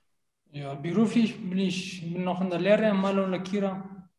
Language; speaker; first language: German; non-native, fluent; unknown